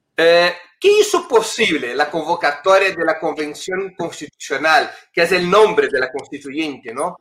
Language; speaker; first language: Spanish; non-native, fluent; Portuguese